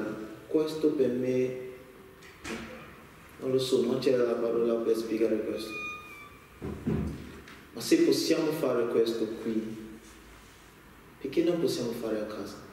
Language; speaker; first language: Italian; non-native, learner; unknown